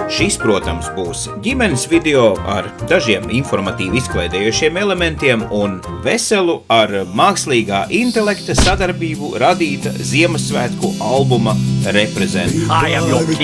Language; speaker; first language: Latvian; native; Latvian